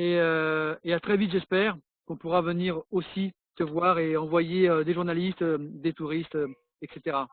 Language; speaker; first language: French; native; French